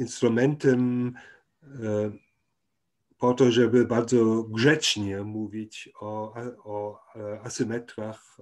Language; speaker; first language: Polish; non-native, fluent; German